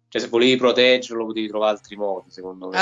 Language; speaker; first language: Italian; native; Italian